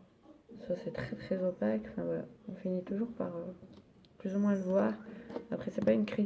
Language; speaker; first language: French; native; French